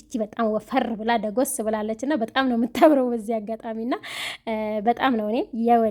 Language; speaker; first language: Amharic; native; Amharic